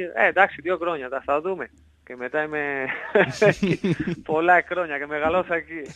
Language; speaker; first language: Greek; non-native, learner; Spanish